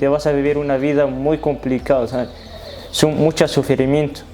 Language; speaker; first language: Spanish; non-native, learner; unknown